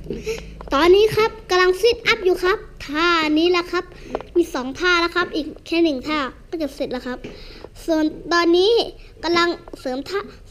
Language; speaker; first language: Thai; native; Thai